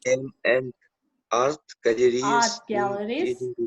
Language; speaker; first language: English; non-native, learner; Kazakh